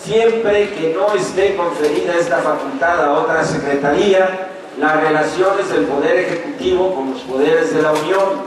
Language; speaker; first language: Spanish; native; Spanish